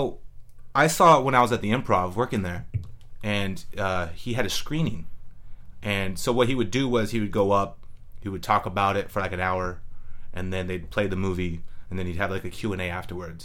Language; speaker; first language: English; native; English